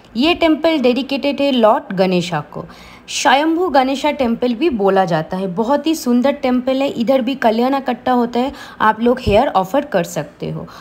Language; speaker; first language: Hindi; non-native, local second language; Bangla